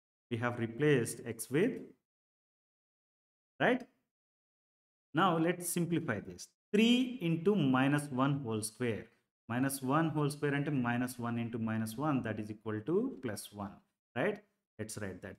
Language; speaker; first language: English; non-native, local second language; Telugu